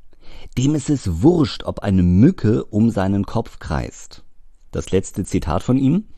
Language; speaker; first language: German; native; German